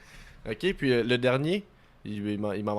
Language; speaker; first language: French; native; French